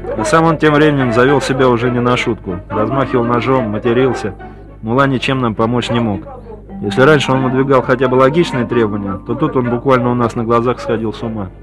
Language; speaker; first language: Russian; native; Russian